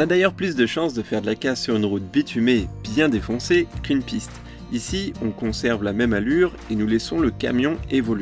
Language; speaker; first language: French; native; French